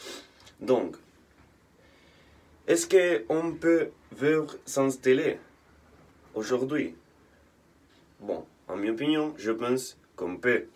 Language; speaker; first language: French; non-native, learner; Spanish